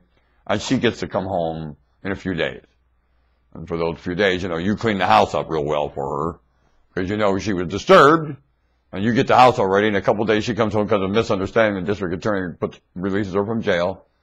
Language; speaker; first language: English; native; English